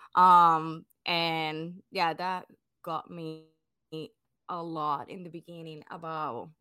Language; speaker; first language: English; non-native, fluent; Spanish